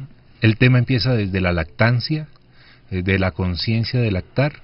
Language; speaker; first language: Spanish; native; Spanish